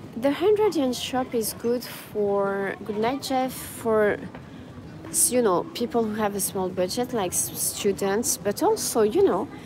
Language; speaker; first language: English; non-native, fluent; French